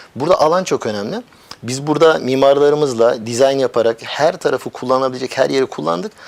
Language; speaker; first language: Turkish; early bilingual, heritage; Turkish